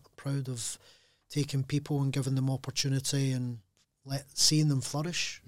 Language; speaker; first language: English; native; English